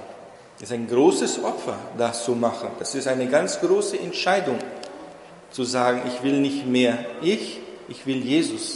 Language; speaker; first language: German; non-native, fluent; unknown